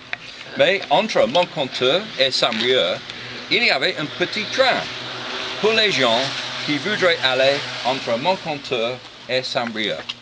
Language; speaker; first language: French; non-native, learner; English